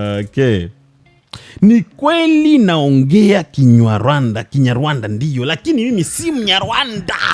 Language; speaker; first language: Swahili; non-native, local second language; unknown